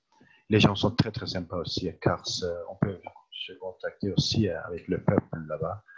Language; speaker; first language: French; non-native, fluent; Turkish